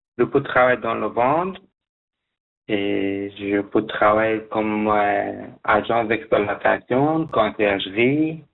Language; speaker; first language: French; non-native, learner; Persian